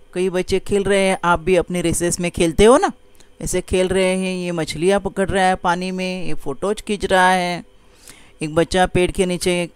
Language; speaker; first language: Hindi; non-native, local second language; Marathi